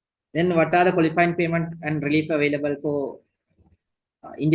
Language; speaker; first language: English; non-native, local second language; Sinhala